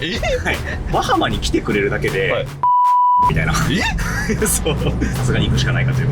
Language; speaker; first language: Japanese; native; Japanese